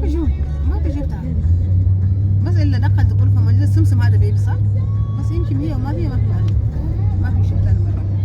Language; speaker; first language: Arabic; native; Arabic